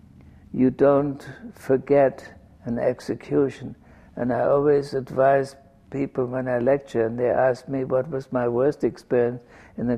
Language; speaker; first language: English; non-native, fluent; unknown